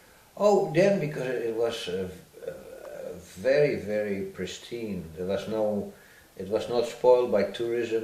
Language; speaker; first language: English; non-native, fluent; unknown